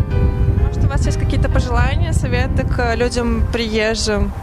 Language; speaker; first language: Russian; native; Russian